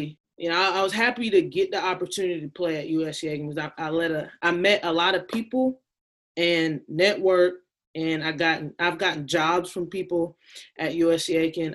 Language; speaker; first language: English; native; English